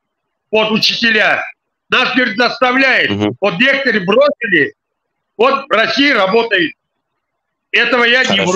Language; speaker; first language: Russian; non-native, local second language; Tajik